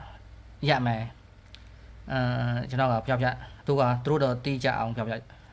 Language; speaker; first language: Burmese; non-native, learner; Khmer